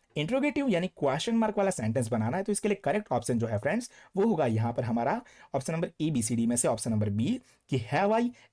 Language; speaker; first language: Hindi; non-native, local second language; Gujarati